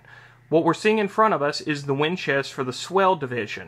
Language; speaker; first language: English; native; English